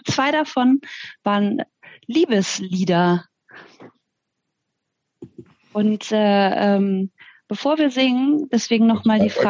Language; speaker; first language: German; native; German